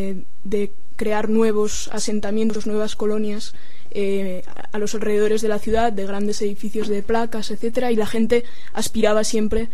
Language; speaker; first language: Spanish; native; Spanish